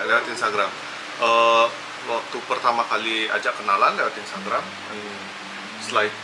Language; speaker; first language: Indonesian; non-native, local second language; Balinese